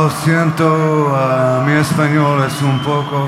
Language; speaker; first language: Spanish; non-native, learner; English